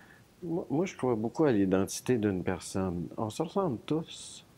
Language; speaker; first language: French; native; French